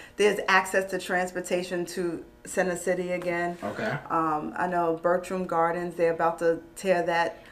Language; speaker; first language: English; native; English